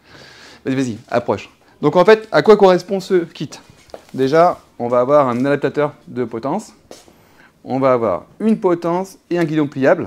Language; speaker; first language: French; native; French